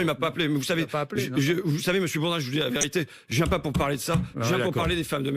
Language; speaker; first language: French; native; French